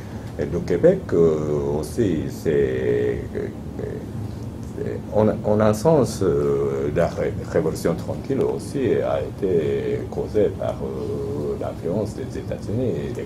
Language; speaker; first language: French; non-native, fluent; Japanese